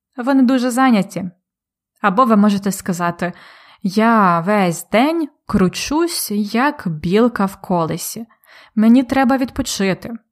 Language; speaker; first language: Ukrainian; native; Ukrainian